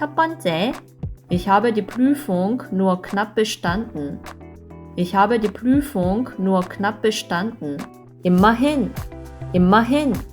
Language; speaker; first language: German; non-native, fluent; Korean